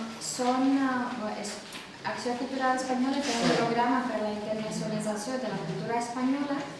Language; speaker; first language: Catalan; non-native, fluent; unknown